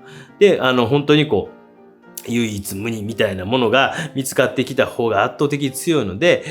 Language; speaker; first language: Japanese; native; Japanese